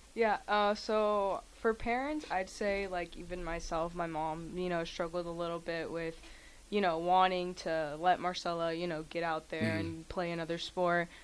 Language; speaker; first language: English; early bilingual, other home language; Spanish